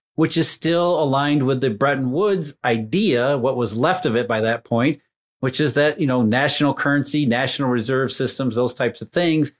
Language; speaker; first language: English; native; English